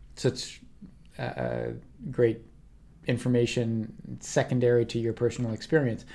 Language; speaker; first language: English; native; English